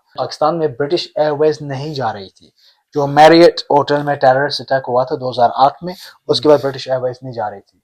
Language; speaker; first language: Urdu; early bilingual, heritage; Urdu